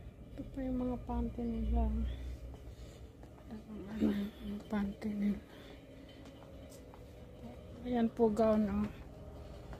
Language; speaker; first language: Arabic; non-native, learner; Filipino